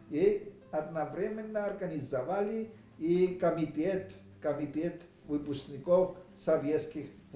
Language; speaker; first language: Russian; non-native, fluent; Greek